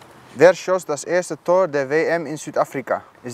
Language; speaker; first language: German; non-native, learner; Dutch